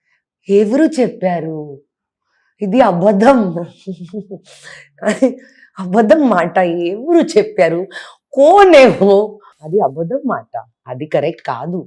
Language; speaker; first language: Telugu; non-native, learner; Hindi